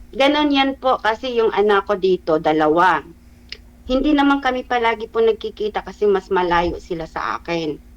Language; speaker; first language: Filipino; non-native, local second language; Cebuano